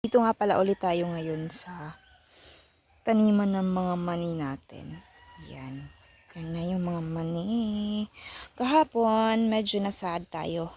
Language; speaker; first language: Filipino; non-native, local second language; Cebuano